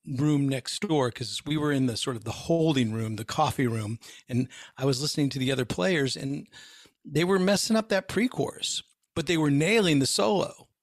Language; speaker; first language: English; native; English